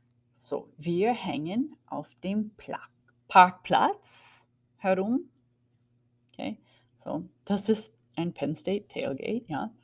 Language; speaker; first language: German; non-native, fluent; English